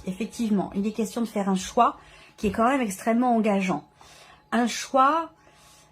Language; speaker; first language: French; native; French